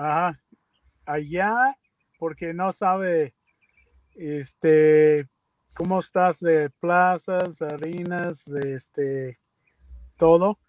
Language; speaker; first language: Spanish; non-native, learner; English